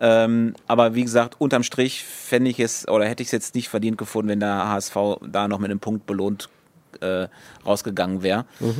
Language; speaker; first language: German; native; German